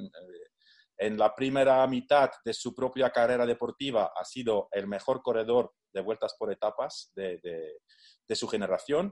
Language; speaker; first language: Spanish; non-native, fluent; Dutch